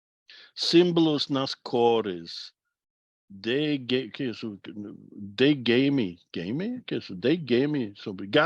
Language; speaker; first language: Portuguese; non-native, fluent; English